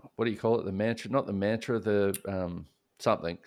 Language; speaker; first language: English; native; English